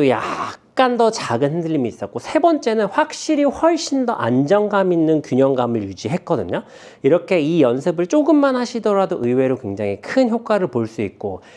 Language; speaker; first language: Korean; native; Korean